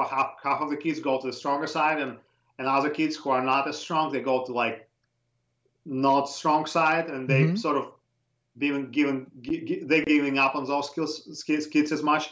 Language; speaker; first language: English; non-native, fluent; Russian